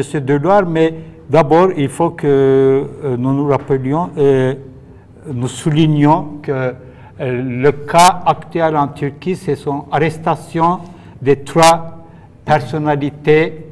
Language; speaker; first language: French; non-native, fluent; Turkish